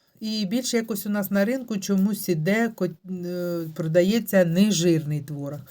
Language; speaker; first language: Ukrainian; native; Ukrainian